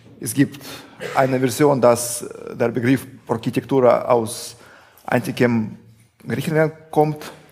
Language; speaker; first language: German; non-native, fluent; Russian